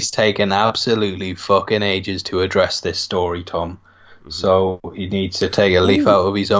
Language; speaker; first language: English; native; English